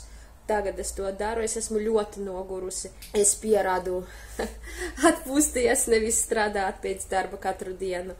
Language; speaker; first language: Latvian; non-native, fluent; Russian